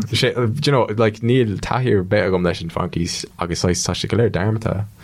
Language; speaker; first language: Irish; non-native, local second language; English